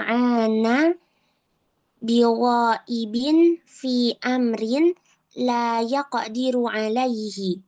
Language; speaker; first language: Arabic; non-native, learner; Indonesian